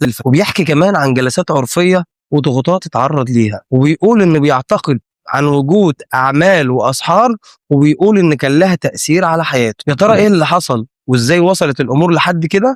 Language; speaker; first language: Arabic; native; Arabic